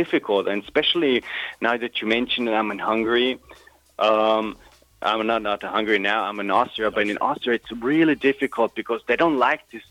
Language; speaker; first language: English; non-native, fluent; German